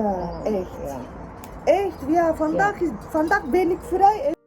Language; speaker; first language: Dutch; non-native, learner; Turkish